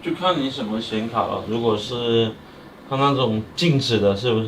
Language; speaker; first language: Chinese; native; Chinese